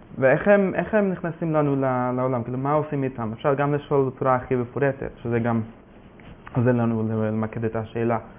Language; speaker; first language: Hebrew; non-native, fluent; Yiddish